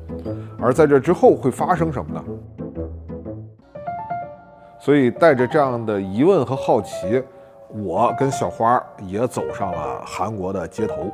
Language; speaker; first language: Chinese; native; Chinese